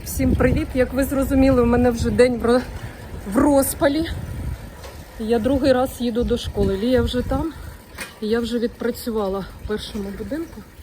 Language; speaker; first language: Ukrainian; non-native, local second language; Russian